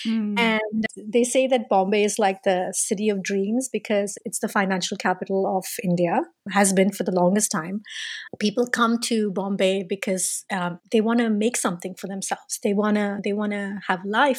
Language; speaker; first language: English; non-native, local second language; Tamil